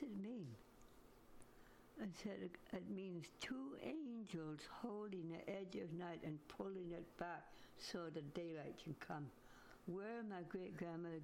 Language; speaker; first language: English; non-native, fluent; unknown